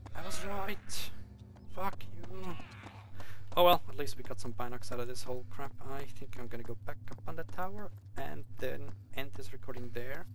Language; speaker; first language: English; non-native, fluent; Swiss German